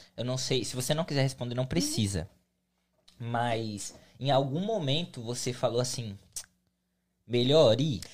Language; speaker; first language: Portuguese; native; Portuguese